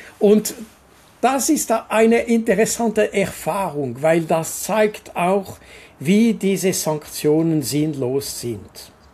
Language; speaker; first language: German; non-native, local second language; French